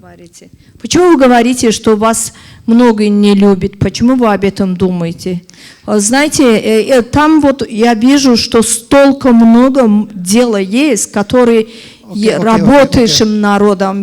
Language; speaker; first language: Russian; non-native, learner; Azerbaijani